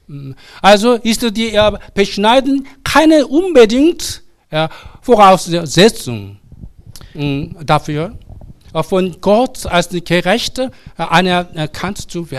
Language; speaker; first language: German; non-native, learner; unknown